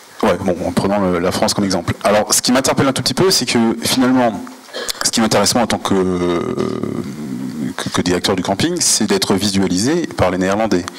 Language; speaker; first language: French; native; French